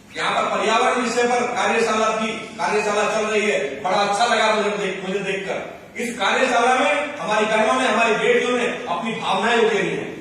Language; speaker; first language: Hindi; native; Hindi